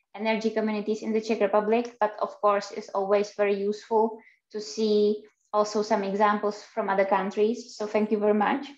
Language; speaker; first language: English; non-native, fluent; Czech